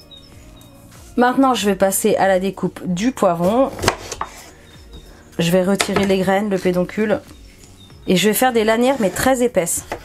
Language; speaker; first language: French; native; French